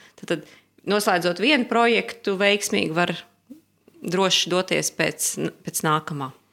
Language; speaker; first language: Latvian; native; Latvian